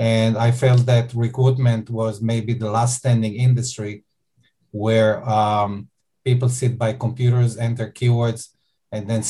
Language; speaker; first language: English; non-native, fluent; Hebrew